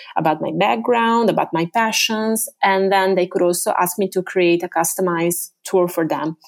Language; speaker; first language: English; non-native, fluent; Italian